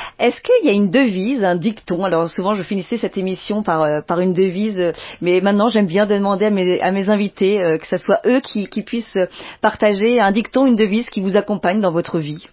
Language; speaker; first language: French; native; French